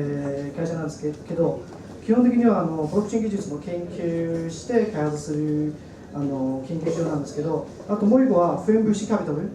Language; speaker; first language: Japanese; non-native, fluent; Chinese